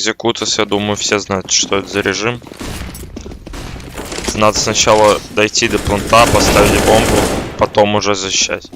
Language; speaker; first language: Russian; native; Russian